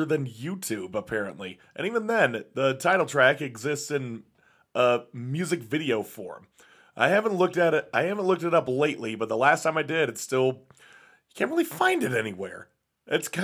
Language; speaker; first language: English; native; English